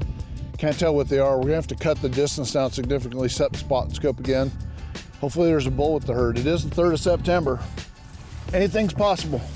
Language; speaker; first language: English; native; English